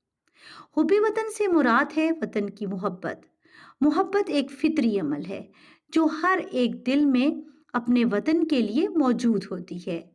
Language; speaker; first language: Urdu; native; Urdu